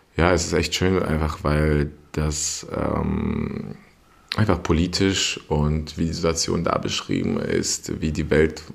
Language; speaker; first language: German; non-native, fluent; Russian